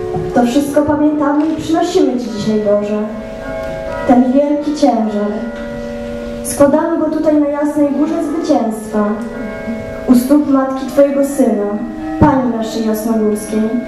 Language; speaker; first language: Polish; native; Polish